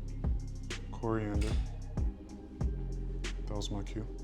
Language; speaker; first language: English; native; English